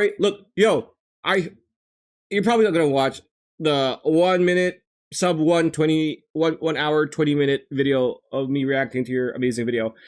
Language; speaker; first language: English; native; English